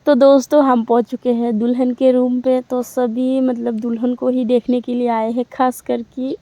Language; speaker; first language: Hindi; non-native, local second language; Assamese